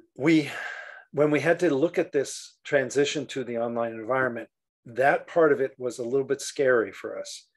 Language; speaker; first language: English; native; English